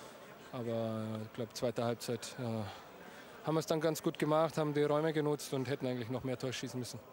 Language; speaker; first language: German; native; German